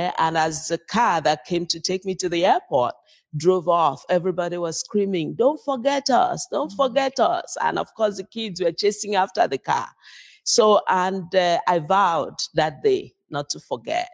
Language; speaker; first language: English; non-native, local second language; Igbo